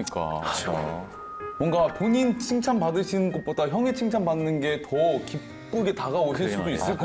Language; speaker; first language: Korean; native; Korean